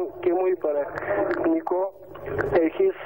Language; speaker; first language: Greek; non-native, learner; Bulgarian